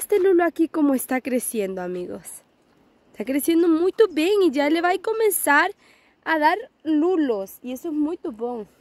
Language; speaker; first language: Portuguese; non-native, fluent; Spanish